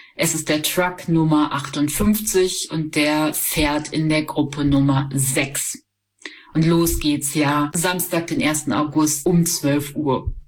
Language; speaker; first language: German; native; German